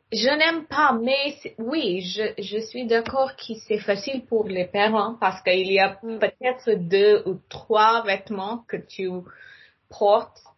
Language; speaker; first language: French; non-native, learner; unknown